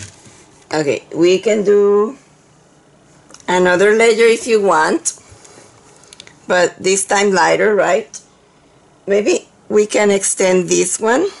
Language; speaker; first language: English; non-native, fluent; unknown